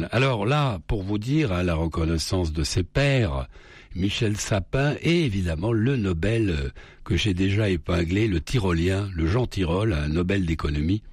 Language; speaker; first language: French; native; French